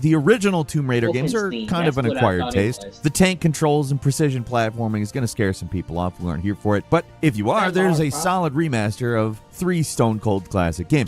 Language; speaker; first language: English; native; English